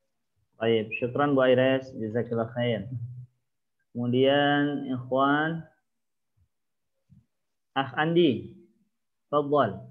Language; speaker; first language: Indonesian; native; Indonesian